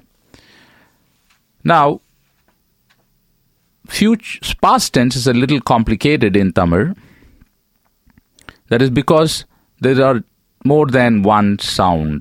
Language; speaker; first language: English; non-native, local second language; Tamil